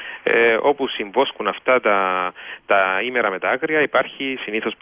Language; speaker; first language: Greek; native; Greek